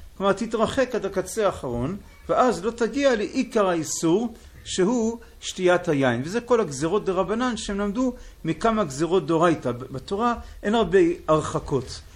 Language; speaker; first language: Hebrew; native; Hebrew